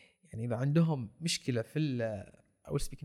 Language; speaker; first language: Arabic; native; Arabic